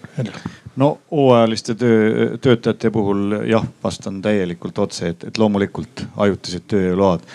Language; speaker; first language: Estonian; native; Estonian